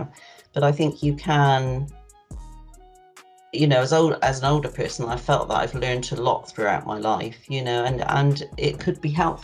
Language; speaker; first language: English; native; English